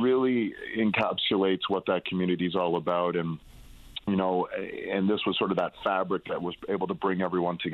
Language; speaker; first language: English; native; English